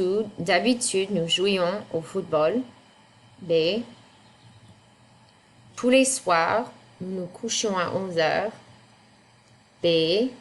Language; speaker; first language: French; non-native, fluent; English